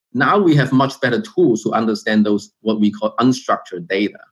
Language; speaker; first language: English; non-native, fluent; Chinese